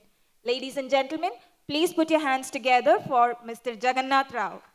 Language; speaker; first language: English; non-native, local second language; Tamil